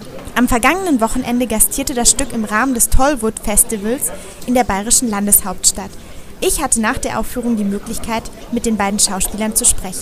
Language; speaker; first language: German; native; German